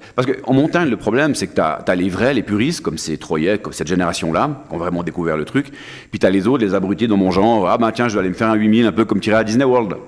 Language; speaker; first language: French; native; French